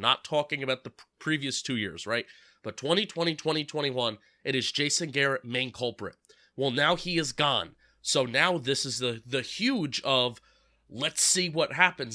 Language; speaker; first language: English; native; English